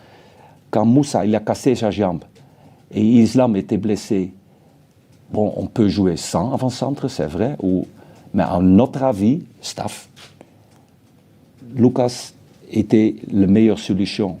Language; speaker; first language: French; non-native, fluent; Dutch